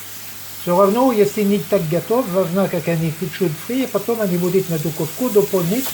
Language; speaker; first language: Russian; non-native, learner; French